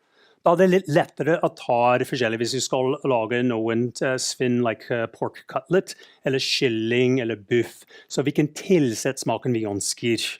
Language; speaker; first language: Norwegian; non-native, fluent; English